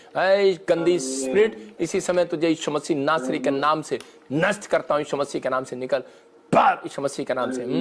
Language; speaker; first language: Hindi; non-native, local second language; Punjabi